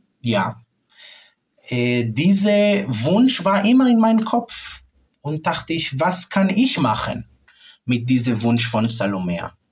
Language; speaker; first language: German; non-native, fluent; Hebrew